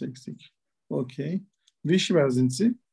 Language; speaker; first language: German; non-native, learner; Turkish